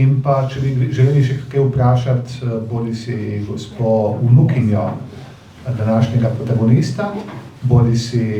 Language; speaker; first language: Slovenian; native; Slovenian